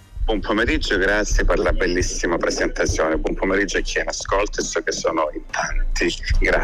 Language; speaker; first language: Italian; native; Italian